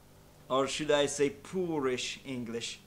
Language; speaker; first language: English; non-native, fluent; Polish